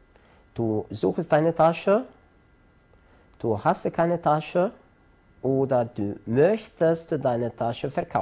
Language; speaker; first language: German; non-native, fluent; Arabic